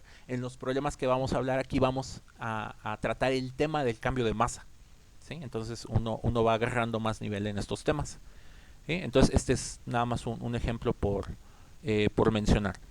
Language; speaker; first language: Spanish; native; Spanish